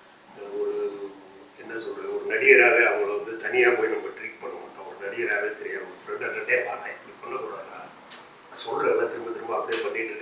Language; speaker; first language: Tamil; native; Tamil